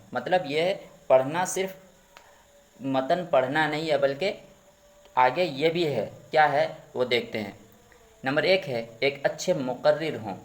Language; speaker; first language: Urdu; native; Urdu